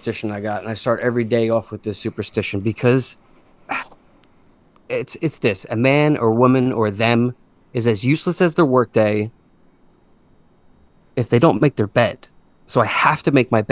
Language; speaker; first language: English; native; English